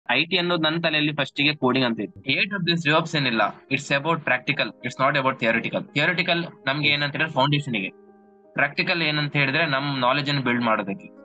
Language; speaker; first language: Kannada; native; Kannada